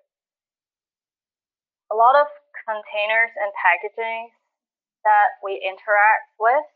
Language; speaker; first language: English; non-native, local second language; Cantonese